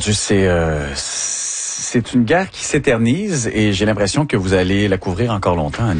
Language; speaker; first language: French; native; French